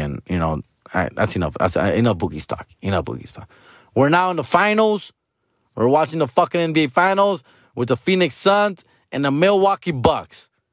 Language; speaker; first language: English; early bilingual, other home language; Spanish